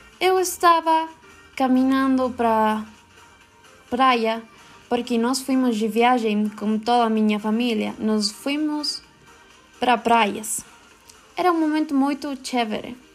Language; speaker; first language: Portuguese; non-native, learner; Spanish